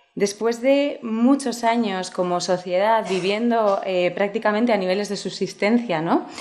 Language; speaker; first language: Spanish; native; Spanish